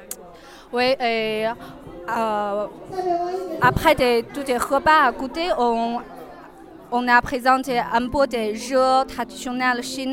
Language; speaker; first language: French; non-native, fluent; Chinese